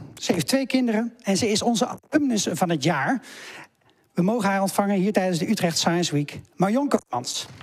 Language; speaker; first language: Dutch; native; Dutch